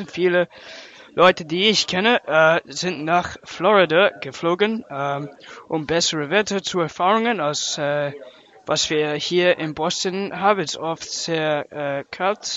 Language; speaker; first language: German; non-native, learner; English